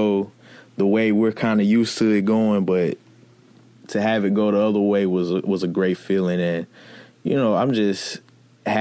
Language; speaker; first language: English; native; English